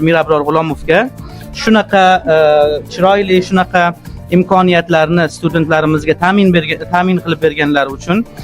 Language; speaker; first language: Uzbek; non-native, learner; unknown